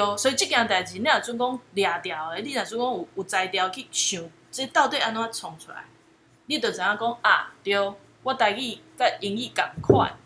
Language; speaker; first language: Chinese; native; Chinese